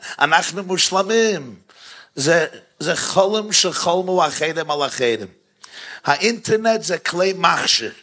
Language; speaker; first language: Hebrew; non-native, fluent; English